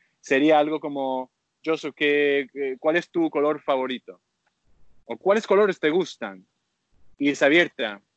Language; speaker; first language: Spanish; early bilingual, heritage; Spanish